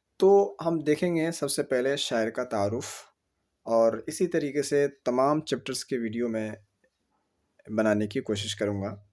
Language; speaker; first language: Urdu; native; Urdu